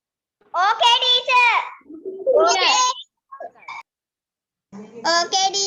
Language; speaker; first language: English; non-native, learner; Sinhala